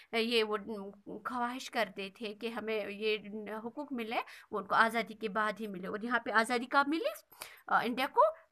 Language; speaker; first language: Hindi; non-native, local second language; Kashmiri